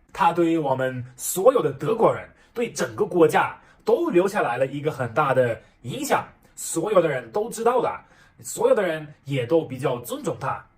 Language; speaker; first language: Chinese; non-native, fluent; German